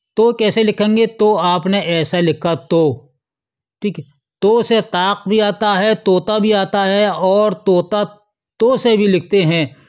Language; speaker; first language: Hindi; native; Hindi